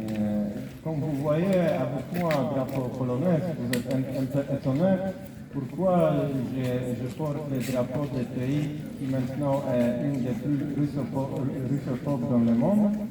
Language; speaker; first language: French; non-native, fluent; Polish